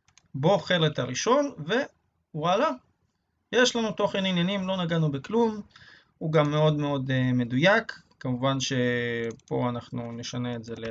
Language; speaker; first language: Hebrew; native; Hebrew